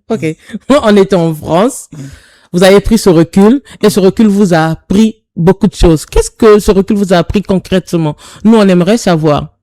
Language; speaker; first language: French; non-native, local second language; Lingala